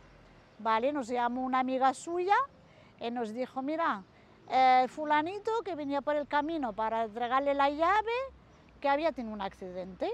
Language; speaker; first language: Spanish; native; Spanish